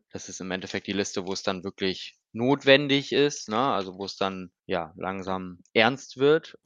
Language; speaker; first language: German; native; German